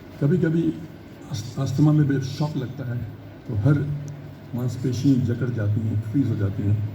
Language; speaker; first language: Hindi; early bilingual, heritage; Hindi